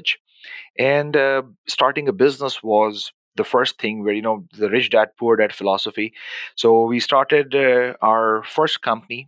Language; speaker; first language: English; non-native, local second language; Urdu